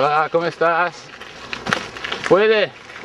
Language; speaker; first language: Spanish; non-native, learner; Italian